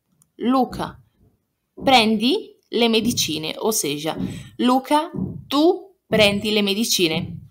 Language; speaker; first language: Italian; non-native, fluent; Portuguese